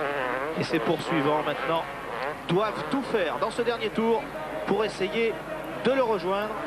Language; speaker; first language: French; native; French